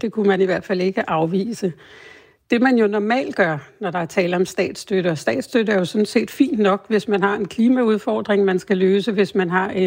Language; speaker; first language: Danish; native; Danish